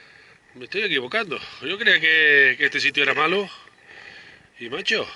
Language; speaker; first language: Spanish; native; Spanish